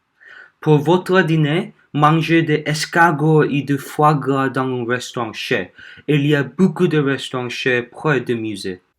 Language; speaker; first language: French; non-native, learner; Korean